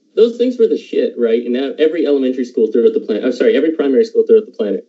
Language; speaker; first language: English; native; English